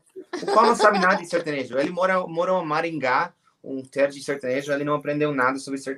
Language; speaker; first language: Portuguese; non-native, learner; English